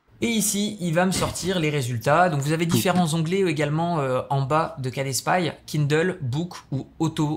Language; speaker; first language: French; native; French